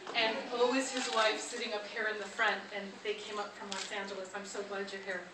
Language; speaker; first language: English; early bilingual, other home language; Spanish